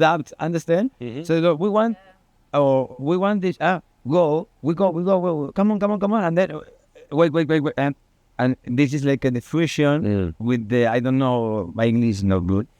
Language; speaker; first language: English; non-native, learner; Spanish